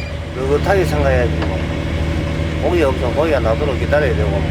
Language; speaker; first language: Korean; native; Korean